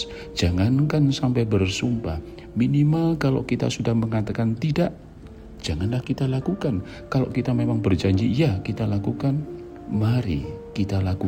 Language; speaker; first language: Indonesian; native; Indonesian